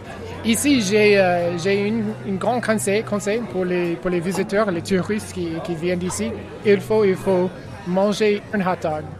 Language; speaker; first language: French; non-native, learner; English